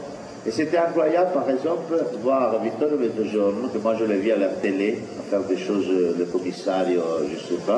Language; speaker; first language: French; non-native, fluent; Italian